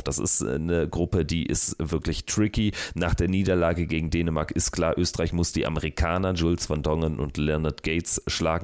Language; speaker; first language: German; native; German